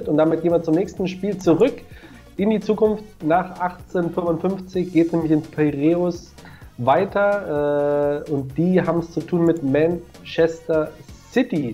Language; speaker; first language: German; native; German